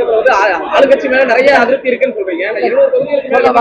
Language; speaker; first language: Tamil; native; Tamil